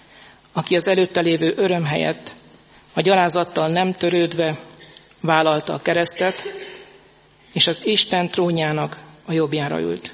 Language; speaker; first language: Hungarian; native; Hungarian